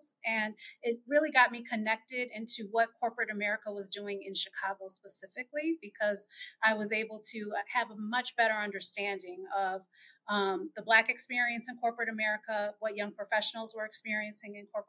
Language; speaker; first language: English; native; English